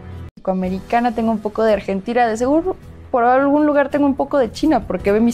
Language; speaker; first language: Spanish; native; Spanish